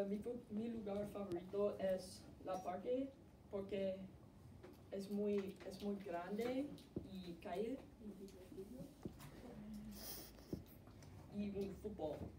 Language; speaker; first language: Spanish; non-native, learner; English